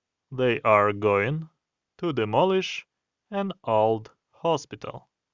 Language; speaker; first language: English; non-native, fluent; Ukrainian